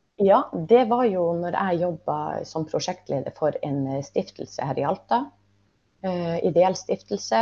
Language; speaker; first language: Norwegian; native; Norwegian